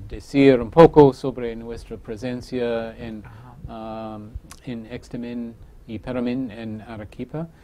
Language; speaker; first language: Spanish; non-native, fluent; English